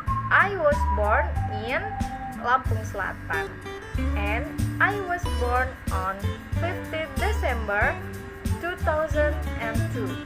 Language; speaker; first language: English; non-native, learner; Indonesian